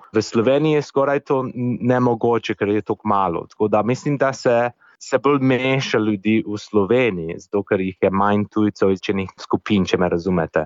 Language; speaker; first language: Slovenian; non-native, fluent; English